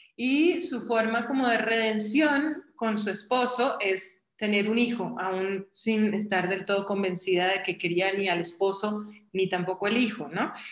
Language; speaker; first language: Spanish; native; Spanish